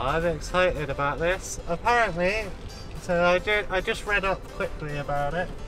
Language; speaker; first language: English; native; English